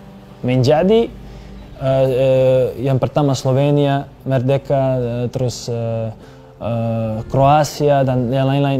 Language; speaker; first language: Indonesian; non-native, fluent; Serbian